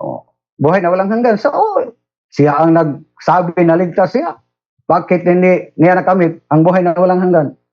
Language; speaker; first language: Filipino; non-native, local second language; Cebuano